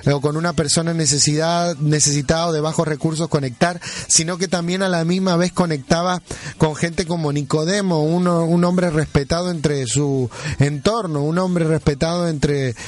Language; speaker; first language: Spanish; native; Spanish